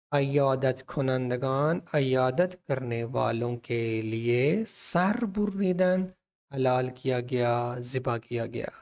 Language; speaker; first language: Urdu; non-native, local second language; Punjabi